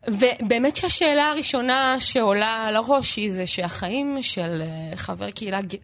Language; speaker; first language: Hebrew; native; Hebrew